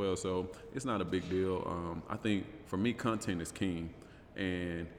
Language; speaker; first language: English; native; English